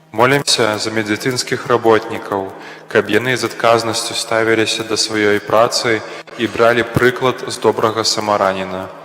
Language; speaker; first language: Belarusian; native; Belarusian